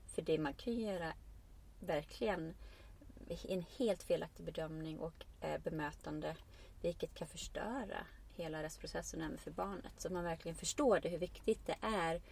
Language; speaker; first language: Swedish; non-native, fluent; Icelandic